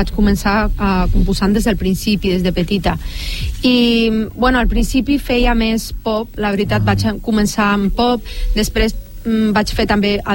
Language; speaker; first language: Catalan; non-native, local second language; Spanish